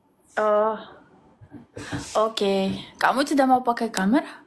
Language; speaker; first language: Indonesian; non-native, learner; Russian